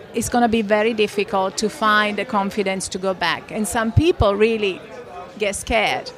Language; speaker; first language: English; non-native, fluent; Italian